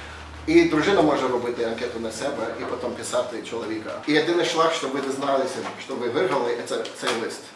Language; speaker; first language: Ukrainian; non-native, learner; Russian